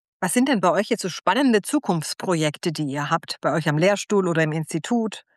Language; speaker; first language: German; native; German